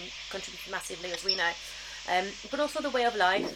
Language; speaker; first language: English; early bilingual, other home language; French